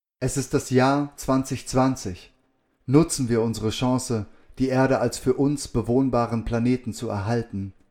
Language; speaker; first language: German; native; German